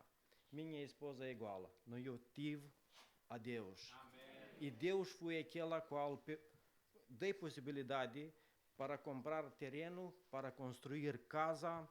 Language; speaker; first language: Portuguese; non-native, learner; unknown